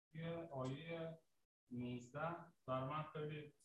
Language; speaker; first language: Persian; native; Persian